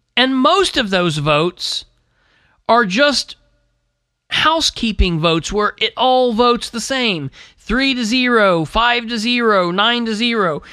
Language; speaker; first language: English; native; English